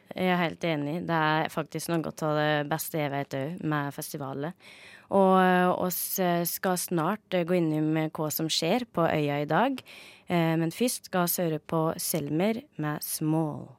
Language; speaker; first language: Norwegian; native; Norwegian